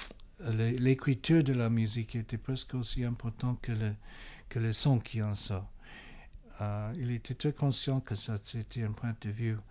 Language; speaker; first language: French; non-native, fluent; English